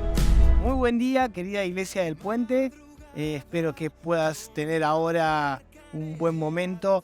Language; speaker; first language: Spanish; native; Spanish